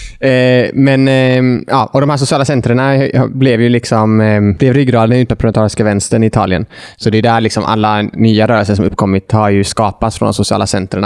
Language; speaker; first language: Swedish; native; Swedish